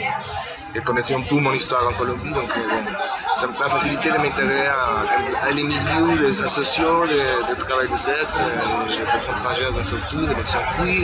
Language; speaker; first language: French; non-native, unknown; Spanish